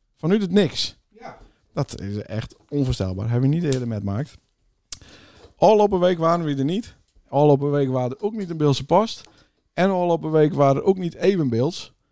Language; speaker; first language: Dutch; native; Dutch